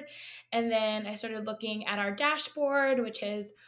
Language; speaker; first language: English; native; English